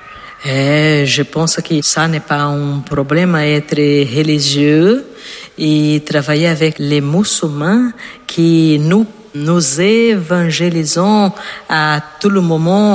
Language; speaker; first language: French; non-native, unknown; Portuguese